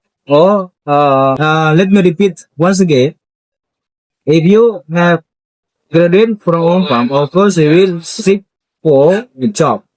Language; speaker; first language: English; non-native, fluent; Indonesian